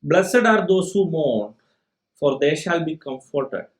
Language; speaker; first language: English; non-native, local second language; Malayalam